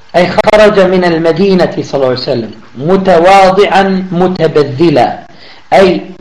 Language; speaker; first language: Arabic; native; Arabic